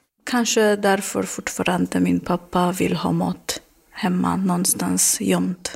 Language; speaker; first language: Swedish; non-native, learner; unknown